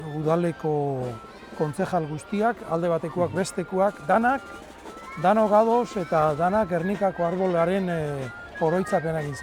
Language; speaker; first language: Basque; native; Basque